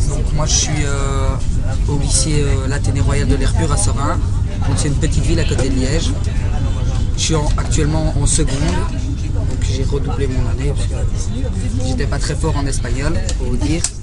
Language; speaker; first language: French; early bilingual, other home language; Italian